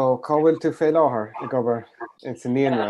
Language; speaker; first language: Irish; native; Irish